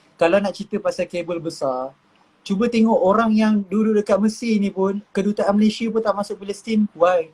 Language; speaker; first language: Malay; native; Malay